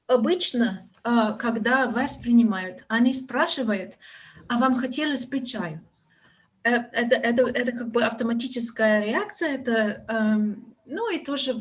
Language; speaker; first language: Russian; non-native, fluent; English